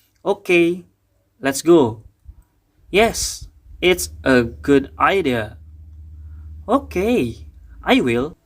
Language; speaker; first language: English; non-native, fluent; Indonesian